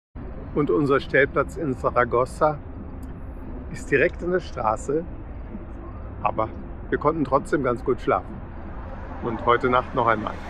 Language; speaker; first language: German; native; German